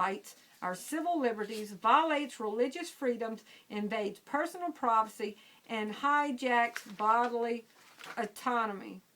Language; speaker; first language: English; native; English